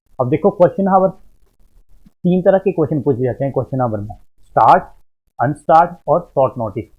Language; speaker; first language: Hindi; native; Hindi